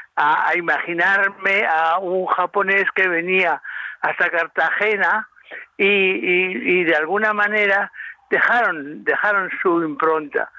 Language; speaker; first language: Spanish; native; Spanish